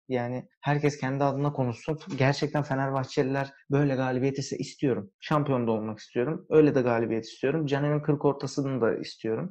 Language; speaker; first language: Turkish; early bilingual, heritage; Turkish